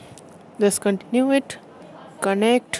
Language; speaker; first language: English; non-native, local second language; Hindi